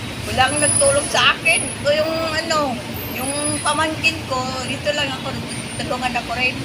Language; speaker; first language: Filipino; non-native, local second language; Cebuano